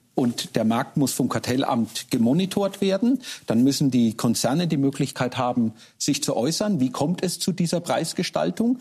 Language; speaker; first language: German; native; German